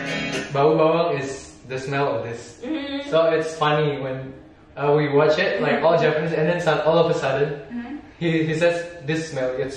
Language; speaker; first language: English; non-native, fluent; Indonesian